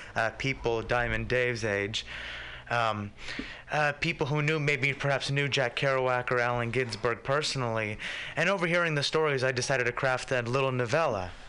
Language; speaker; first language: English; native; English